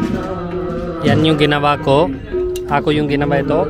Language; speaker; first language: Filipino; non-native, learner; Punjabi